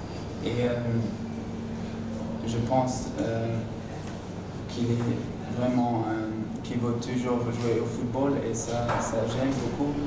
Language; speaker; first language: French; non-native, local second language; Luxembourgish